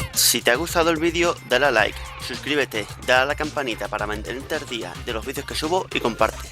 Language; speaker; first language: Spanish; native; Spanish